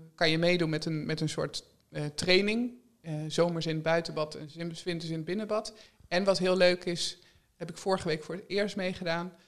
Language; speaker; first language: Dutch; native; Dutch